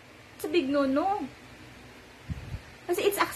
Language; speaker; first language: English; non-native, local second language; Filipino